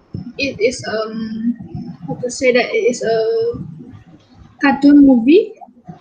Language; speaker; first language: English; non-native, local second language; Malay